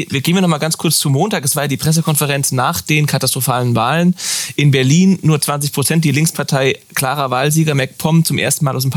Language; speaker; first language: German; native; German